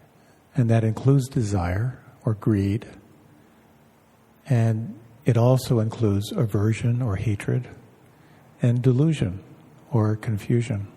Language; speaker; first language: English; native; English